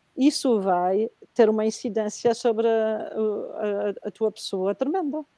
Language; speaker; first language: Portuguese; non-native, fluent; Spanish